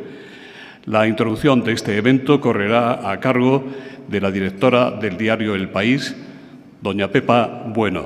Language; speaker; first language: Spanish; native; Spanish